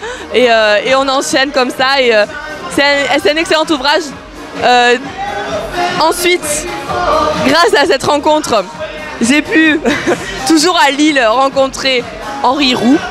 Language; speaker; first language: French; native; French